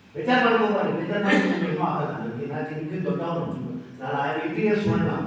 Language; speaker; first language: Kannada; non-native, local second language; Hindi